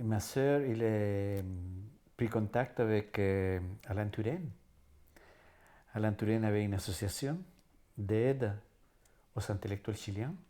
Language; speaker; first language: French; non-native, fluent; Spanish